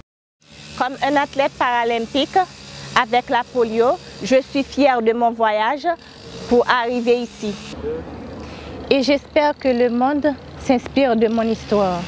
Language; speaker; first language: French; non-native, local second language; Haitian Creole